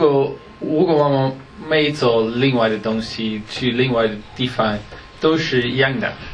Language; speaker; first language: Chinese; non-native, learner; Dutch